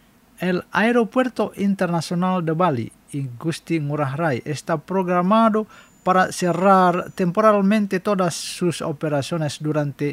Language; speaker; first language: Spanish; non-native, fluent; Indonesian